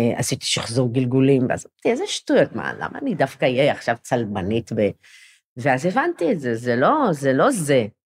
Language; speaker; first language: Hebrew; native; Hebrew